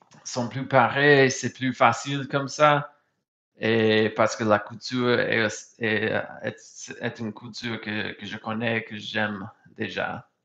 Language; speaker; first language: French; non-native, fluent; English